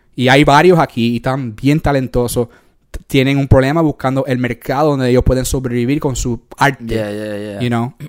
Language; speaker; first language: Spanish; early bilingual, heritage; Spanish